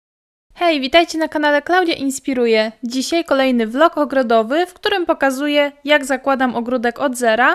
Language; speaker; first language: Polish; native; Polish